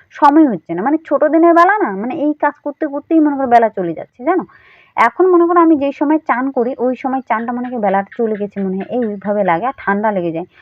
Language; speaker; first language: Bangla; non-native, local second language; Rangpuri